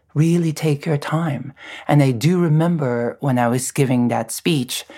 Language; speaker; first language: English; non-native, local second language; Filipino